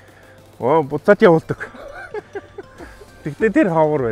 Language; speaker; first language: Mongolian; non-native, fluent; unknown